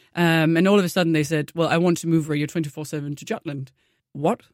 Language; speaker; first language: English; non-native, fluent; Danish